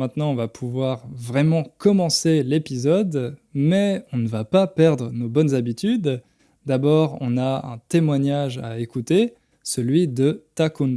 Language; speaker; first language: French; native; French